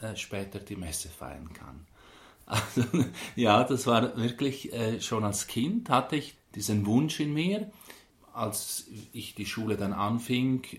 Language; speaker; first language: German; non-native, local second language; Italian